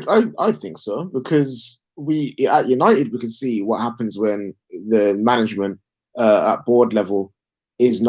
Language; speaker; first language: English; native; English